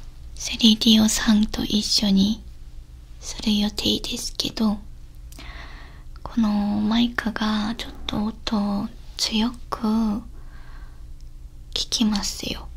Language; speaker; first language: Japanese; non-native, learner; Korean